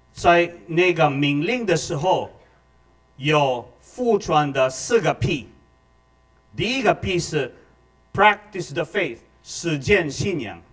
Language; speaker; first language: Chinese; non-native, fluent; Filipino